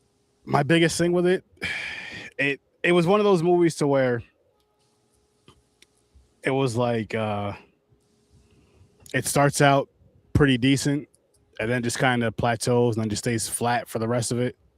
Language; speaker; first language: English; native; English